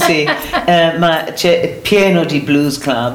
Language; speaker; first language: Italian; non-native, learner; English